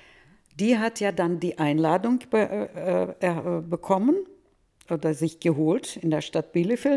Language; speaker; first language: German; early bilingual, heritage; Russian